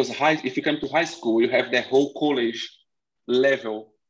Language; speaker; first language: English; non-native, fluent; Portuguese